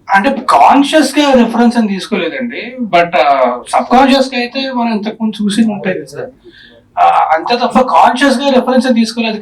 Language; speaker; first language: Telugu; non-native, fluent; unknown